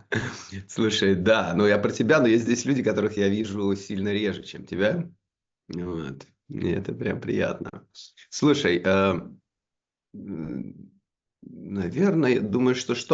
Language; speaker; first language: Russian; native; Russian